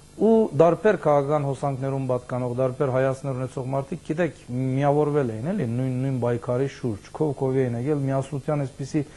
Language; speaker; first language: Armenian; early bilingual, heritage; Armenian